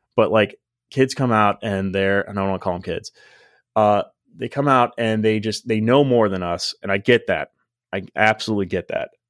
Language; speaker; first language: English; native; English